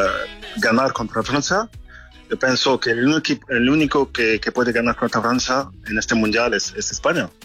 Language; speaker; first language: Spanish; non-native, fluent; French